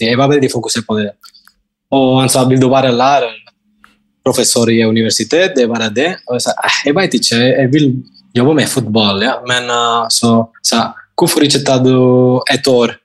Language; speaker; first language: Norwegian; non-native, fluent; Spanish